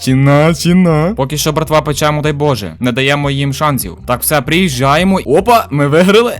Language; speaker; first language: Ukrainian; native; Ukrainian